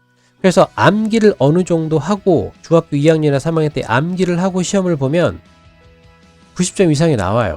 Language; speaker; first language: Korean; native; Korean